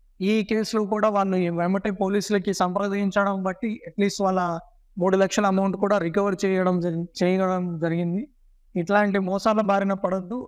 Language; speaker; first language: Telugu; native; Telugu